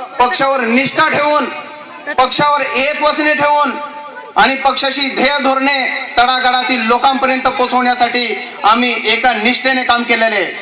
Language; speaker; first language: Marathi; non-native, local second language; Bhili